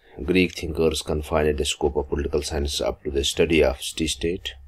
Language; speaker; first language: English; non-native, local second language; Kashmiri